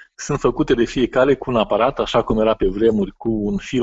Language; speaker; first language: Romanian; native; Romanian